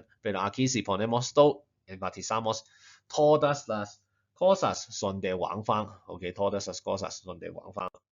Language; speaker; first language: Spanish; non-native, fluent; Chinese